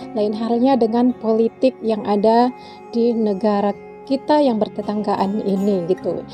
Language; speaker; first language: Indonesian; native; Indonesian